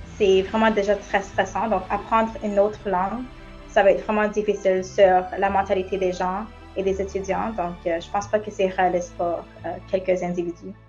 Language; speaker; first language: French; non-native, local second language; English